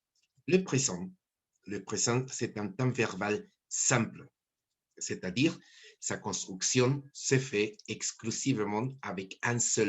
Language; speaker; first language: French; non-native, fluent; Spanish